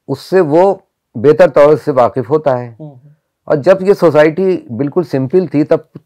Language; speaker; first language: Hindi; native; Hindi